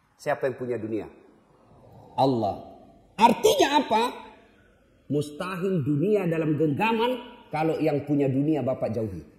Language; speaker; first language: Indonesian; non-native, local second language; Buginese